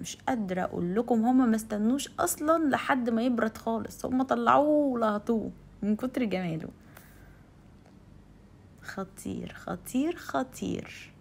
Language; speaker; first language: Arabic; native; Arabic